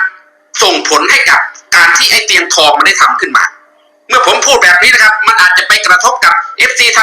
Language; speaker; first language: Thai; native; Thai